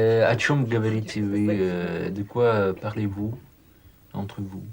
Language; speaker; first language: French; non-native, learner; Russian